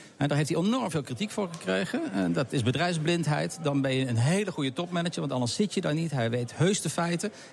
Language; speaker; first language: Dutch; native; Dutch